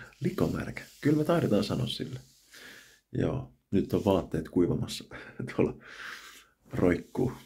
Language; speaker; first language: Finnish; native; Finnish